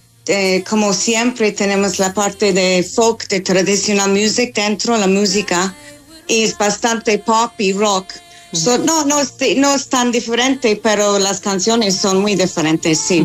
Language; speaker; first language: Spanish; non-native, learner; English